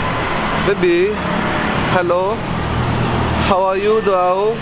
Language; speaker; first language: English; non-native, learner; French